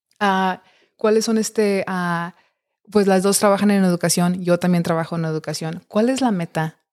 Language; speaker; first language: Spanish; early bilingual, heritage; Spanish